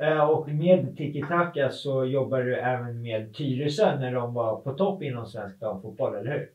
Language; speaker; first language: Swedish; native; Swedish